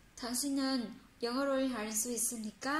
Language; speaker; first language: Korean; non-native, fluent; Vietnamese